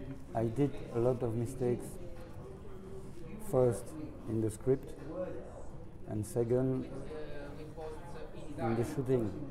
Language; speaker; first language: English; non-native, learner; French